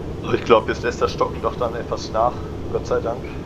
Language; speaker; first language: German; native; German